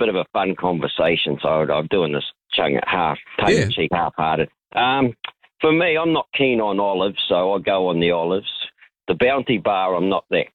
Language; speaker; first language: English; native; English